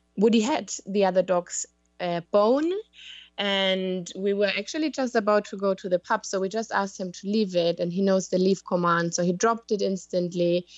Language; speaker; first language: English; non-native, fluent; German